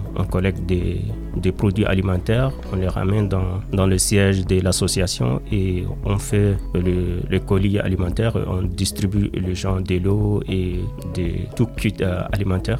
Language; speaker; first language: French; non-native, learner; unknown